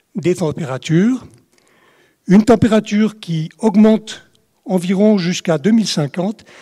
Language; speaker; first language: French; native; French